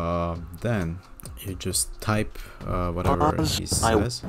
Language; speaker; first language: English; native; English